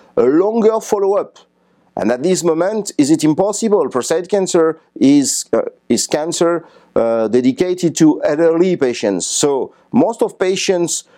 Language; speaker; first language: English; non-native, fluent; French